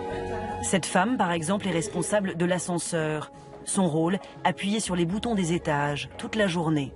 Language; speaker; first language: French; native; French